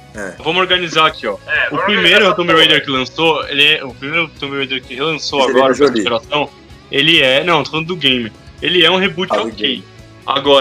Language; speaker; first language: Portuguese; native; Portuguese